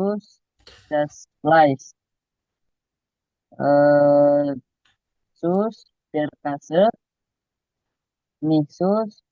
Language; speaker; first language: German; non-native, learner; Indonesian